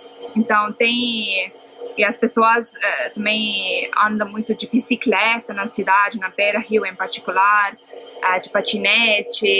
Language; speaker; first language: Portuguese; non-native, fluent; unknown